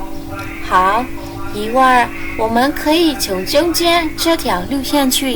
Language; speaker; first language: Chinese; non-native, fluent; Burmese